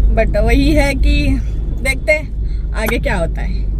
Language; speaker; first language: Hindi; non-native, local second language; Marathi